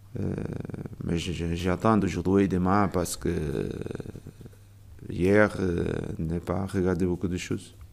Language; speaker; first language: French; non-native, learner; Portuguese